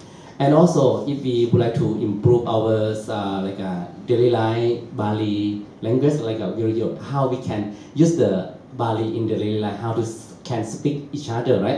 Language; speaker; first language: English; non-native, learner; Burmese